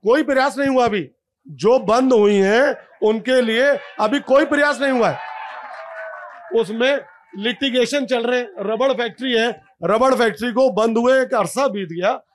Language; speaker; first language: Hindi; native; Hindi